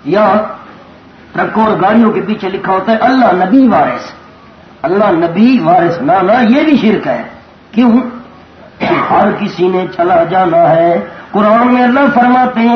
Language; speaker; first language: Urdu; non-native, local second language; Pashto